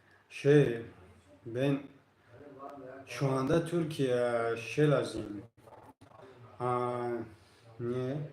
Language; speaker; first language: Turkish; non-native, learner; Tajik